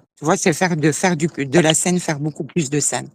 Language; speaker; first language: French; native; French